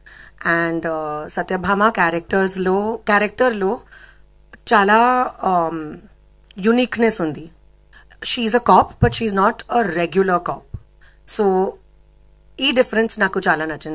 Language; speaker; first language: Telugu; non-native, local second language; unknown